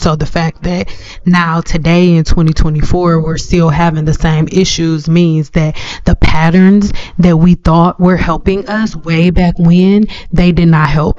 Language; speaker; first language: English; native; English